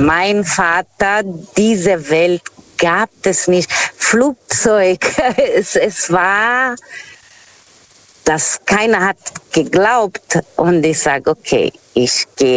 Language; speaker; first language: German; non-native, learner; Portuguese